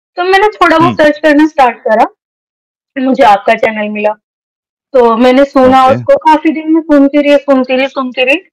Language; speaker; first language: Hindi; native; Hindi